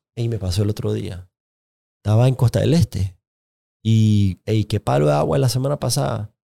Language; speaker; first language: Spanish; native; Spanish